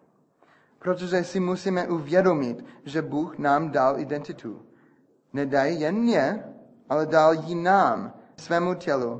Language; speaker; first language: Czech; non-native, fluent; English